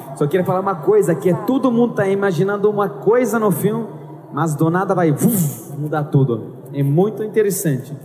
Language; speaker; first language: Portuguese; non-native, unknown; Arabic